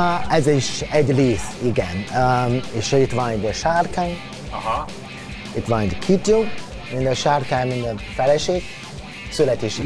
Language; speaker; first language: Hungarian; non-native, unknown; Chinese